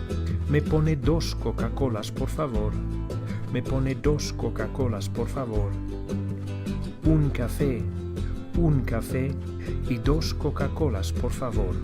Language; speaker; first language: Spanish; non-native, fluent; English